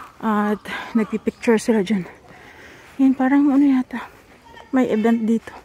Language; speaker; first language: Filipino; non-native, local second language; Cebuano